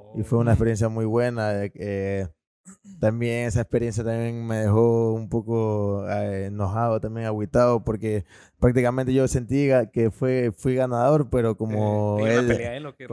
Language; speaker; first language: Spanish; native; Spanish